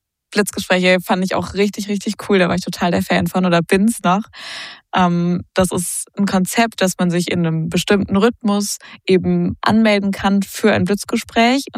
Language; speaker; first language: German; native; German